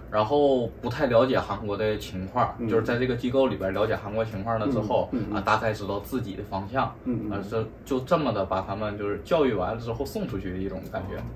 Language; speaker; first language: Chinese; native; Chinese